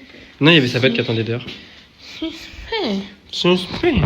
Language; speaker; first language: French; native; French